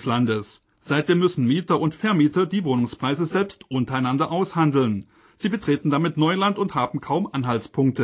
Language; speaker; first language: German; native; German